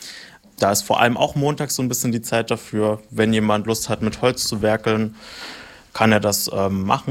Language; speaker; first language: German; native; German